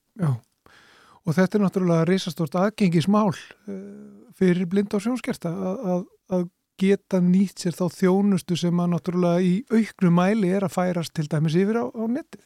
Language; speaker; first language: Icelandic; native; Icelandic